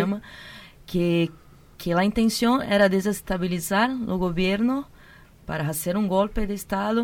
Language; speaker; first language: Spanish; non-native, learner; Portuguese